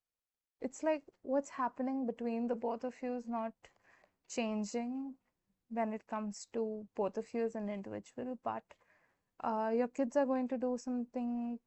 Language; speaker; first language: English; non-native, local second language; Hindi